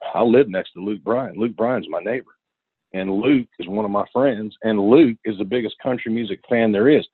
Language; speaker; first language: English; native; English